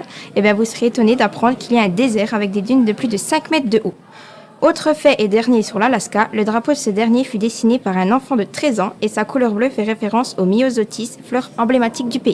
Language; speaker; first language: French; native; French